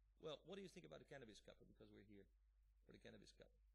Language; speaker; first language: English; non-native, fluent; Dutch